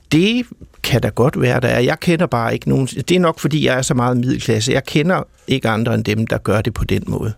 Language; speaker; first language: Danish; native; Danish